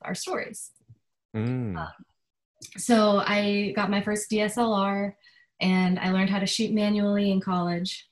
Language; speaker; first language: English; native; English